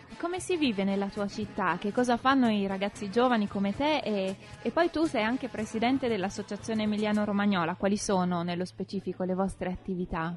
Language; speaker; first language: Italian; native; Italian